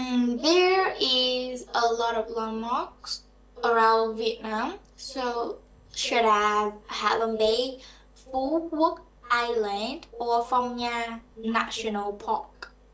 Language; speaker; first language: English; non-native, learner; Vietnamese